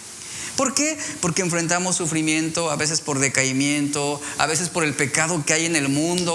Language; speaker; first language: Spanish; native; Spanish